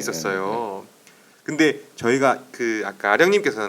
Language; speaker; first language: Korean; native; Korean